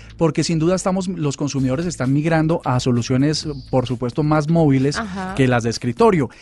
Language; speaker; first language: Spanish; native; Spanish